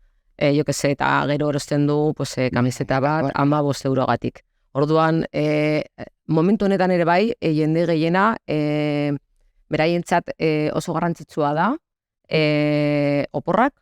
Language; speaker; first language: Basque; non-native, local second language; Spanish